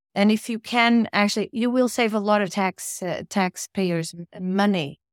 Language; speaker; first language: English; non-native, fluent; Portuguese